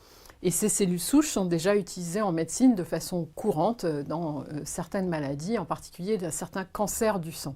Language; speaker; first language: French; native; French